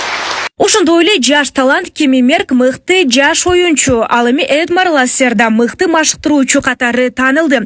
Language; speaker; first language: Kyrgyz; native; Kyrgyz